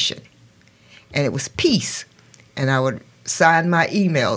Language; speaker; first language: English; native; English